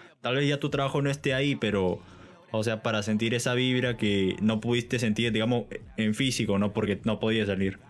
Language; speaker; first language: Spanish; native; Spanish